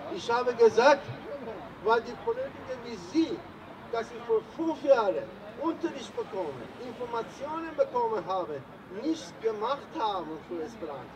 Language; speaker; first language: German; non-native, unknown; Persian